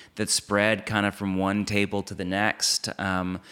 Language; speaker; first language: English; native; English